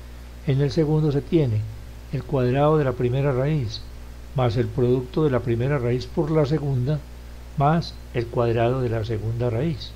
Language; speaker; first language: Spanish; native; Spanish